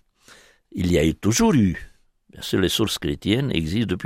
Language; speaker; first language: French; non-native, fluent; Romanian